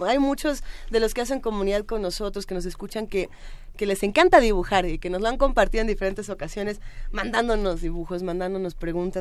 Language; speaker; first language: Spanish; native; Spanish